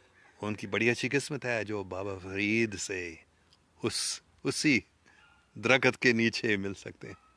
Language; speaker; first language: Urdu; non-native, fluent; English